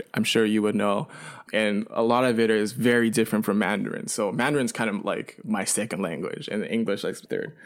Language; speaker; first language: English; early bilingual, other home language; Chinese